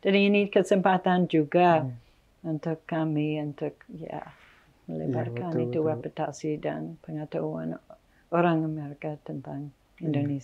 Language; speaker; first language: Indonesian; non-native, fluent; English